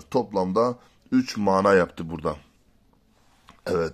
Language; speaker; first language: Turkish; native; Turkish